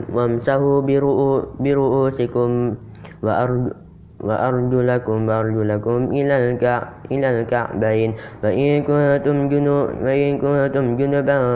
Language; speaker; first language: Arabic; non-native, learner; Indonesian